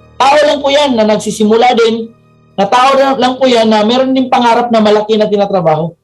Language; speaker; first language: Filipino; non-native, local second language; Cebuano